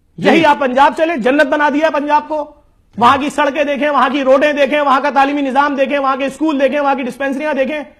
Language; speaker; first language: Urdu; native; Urdu